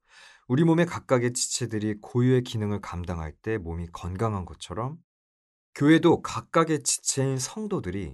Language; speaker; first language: Korean; native; Korean